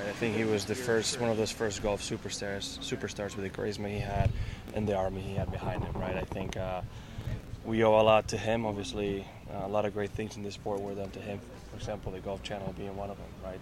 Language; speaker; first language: English; non-native, fluent; Basque